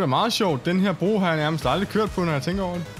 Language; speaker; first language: Danish; native; Danish